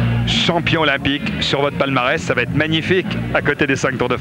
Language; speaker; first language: French; native; French